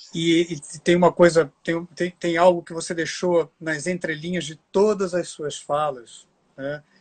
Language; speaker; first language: Portuguese; native; Portuguese